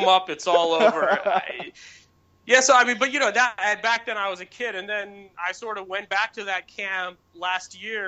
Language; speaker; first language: English; native; English